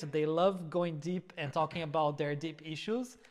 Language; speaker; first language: English; non-native, fluent; Portuguese